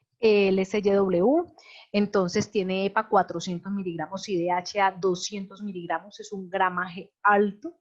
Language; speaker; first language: Spanish; native; Spanish